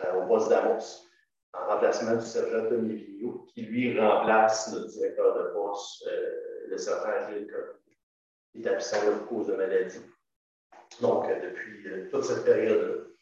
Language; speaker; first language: French; native; French